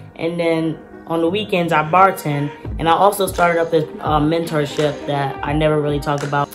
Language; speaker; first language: English; native; English